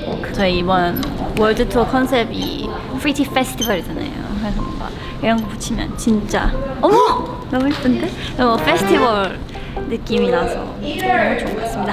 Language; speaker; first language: Korean; non-native, fluent; Thai